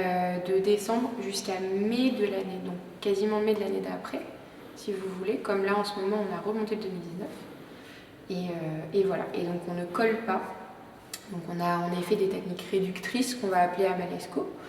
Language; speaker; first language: French; native; French